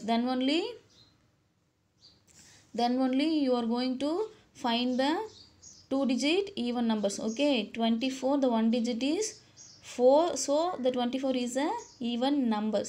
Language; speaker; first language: English; non-native, local second language; Tamil